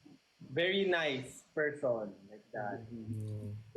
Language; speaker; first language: English; non-native, local second language; Filipino